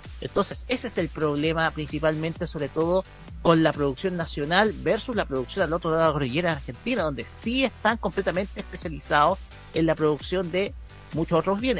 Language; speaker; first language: Spanish; native; Spanish